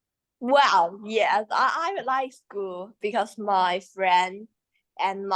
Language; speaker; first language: English; non-native, learner; Chinese